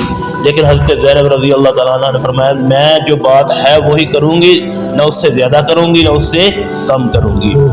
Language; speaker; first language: Urdu; native; Urdu